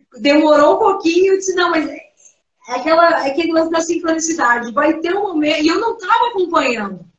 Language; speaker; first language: Portuguese; native; Portuguese